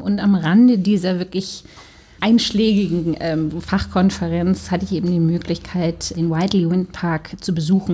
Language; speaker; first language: German; native; German